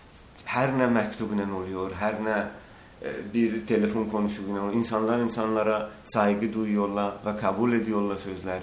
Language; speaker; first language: Turkish; non-native, learner; Azerbaijani